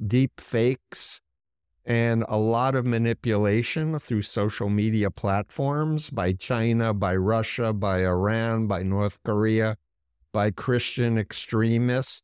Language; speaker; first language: English; native; English